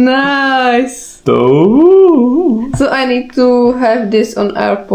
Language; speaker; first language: English; non-native, learner; Czech